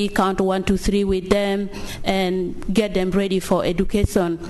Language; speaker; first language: English; non-native, fluent; Arabic